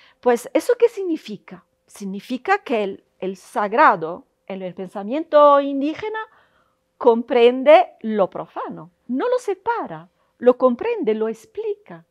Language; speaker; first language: Spanish; non-native, fluent; Italian